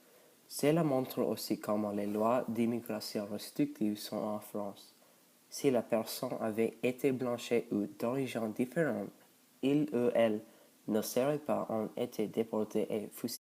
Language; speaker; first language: French; non-native, learner; English